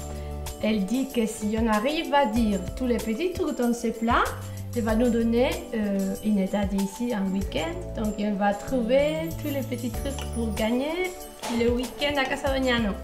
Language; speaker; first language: French; non-native, fluent; Spanish